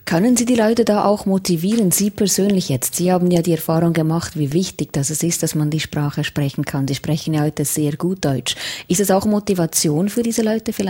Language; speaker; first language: German; native; German